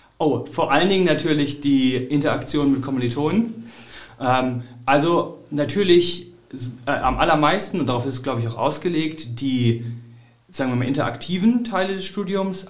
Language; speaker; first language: German; native; German